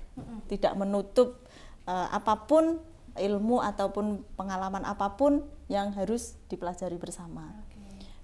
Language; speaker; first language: Indonesian; native; Indonesian